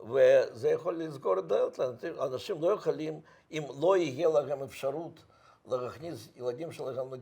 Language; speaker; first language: Hebrew; non-native, fluent; Russian